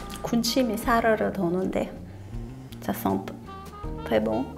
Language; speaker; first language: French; non-native, learner; Korean